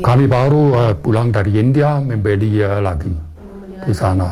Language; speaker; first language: Indonesian; non-native, fluent; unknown